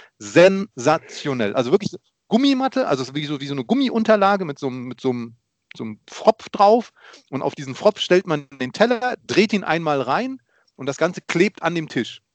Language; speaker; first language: German; early bilingual, other home language; Polish